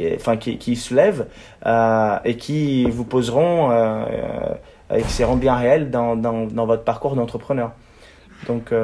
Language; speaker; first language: French; non-native, fluent; Portuguese